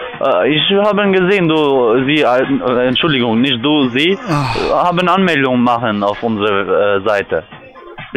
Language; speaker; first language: German; native; German